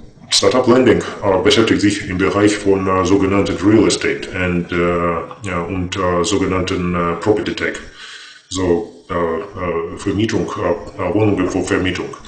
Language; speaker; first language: German; non-native, fluent; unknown